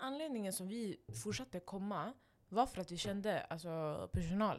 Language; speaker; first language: Swedish; non-native, local second language; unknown